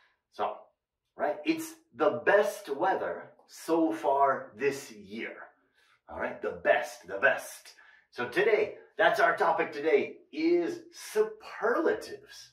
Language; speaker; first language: English; native; English